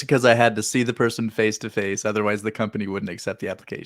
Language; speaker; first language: English; native; English